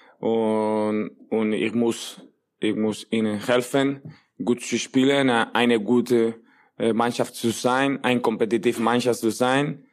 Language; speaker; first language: German; non-native, learner; English